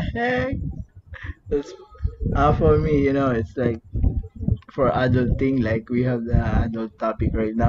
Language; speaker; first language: English; non-native, learner; Filipino